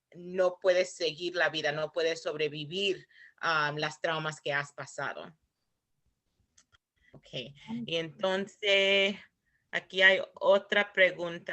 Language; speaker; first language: Spanish; early bilingual, heritage; Spanish